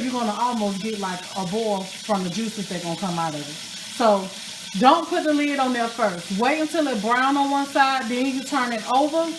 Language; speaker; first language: English; native; English